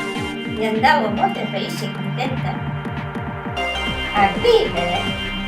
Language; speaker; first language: Italian; non-native, learner; Catalan